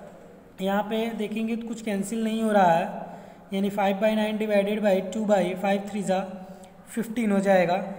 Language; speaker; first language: Hindi; native; Hindi